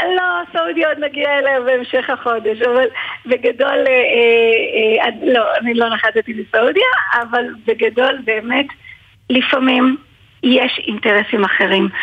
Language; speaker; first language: Hebrew; native; Hebrew